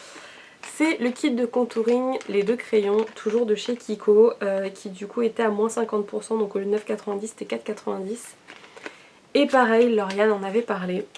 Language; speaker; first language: French; native; French